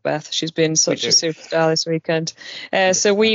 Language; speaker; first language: English; native; English